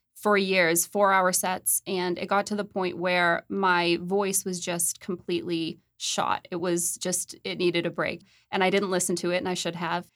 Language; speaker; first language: English; native; English